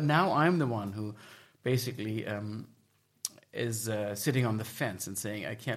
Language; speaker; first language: English; non-native, fluent; German